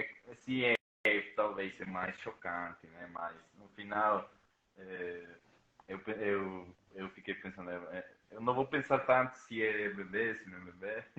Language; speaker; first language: Portuguese; non-native, fluent; Spanish